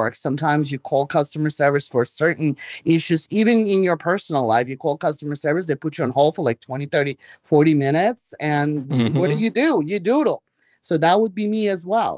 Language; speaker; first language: English; non-native, fluent; Russian